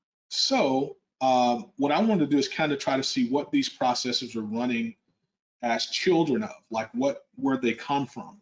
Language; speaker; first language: English; native; English